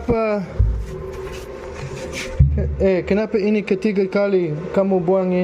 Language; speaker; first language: Indonesian; non-native, learner; English